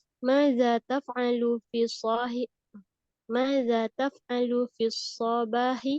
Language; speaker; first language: Arabic; non-native, learner; Indonesian